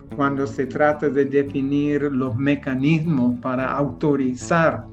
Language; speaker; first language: Spanish; non-native, fluent; English